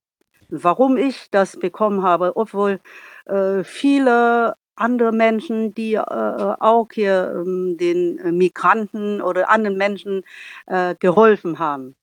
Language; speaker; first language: German; non-native, learner; Vietnamese